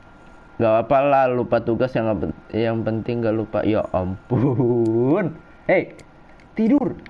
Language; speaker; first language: Indonesian; native; Indonesian